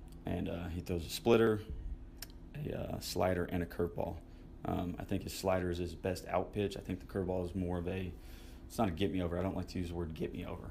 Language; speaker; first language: English; native; English